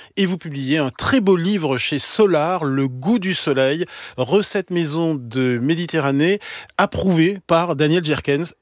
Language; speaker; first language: French; native; French